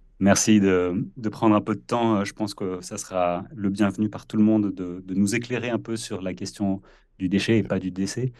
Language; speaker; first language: French; native; French